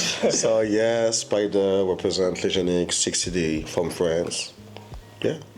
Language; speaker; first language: English; non-native, fluent; French